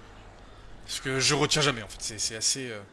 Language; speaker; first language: French; native; French